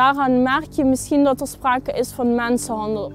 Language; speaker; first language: Dutch; native; Dutch